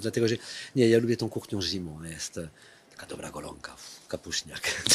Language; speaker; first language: Polish; non-native, fluent; French